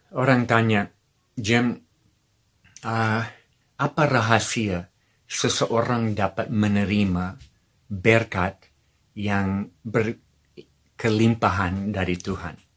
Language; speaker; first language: Indonesian; non-native, fluent; English